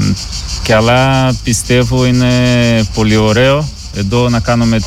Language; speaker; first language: Greek; non-native, learner; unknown